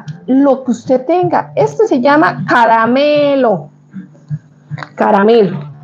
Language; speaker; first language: Spanish; native; Spanish